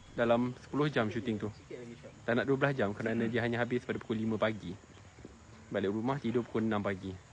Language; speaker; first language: Malay; native; Malay